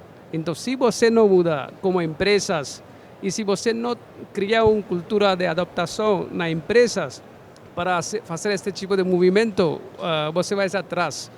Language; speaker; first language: Portuguese; non-native, learner; Hindi